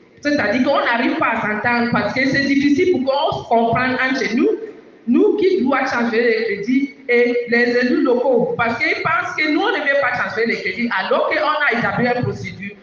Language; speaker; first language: French; non-native, local second language; English